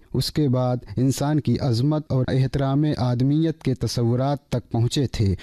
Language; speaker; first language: Urdu; native; Urdu